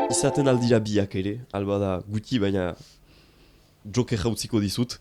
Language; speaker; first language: Basque; native; Basque